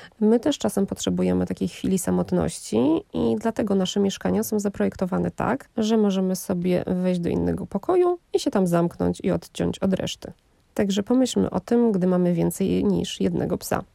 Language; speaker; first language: Polish; native; Polish